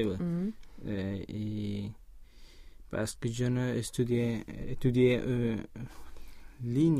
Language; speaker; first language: French; non-native, learner; Spanish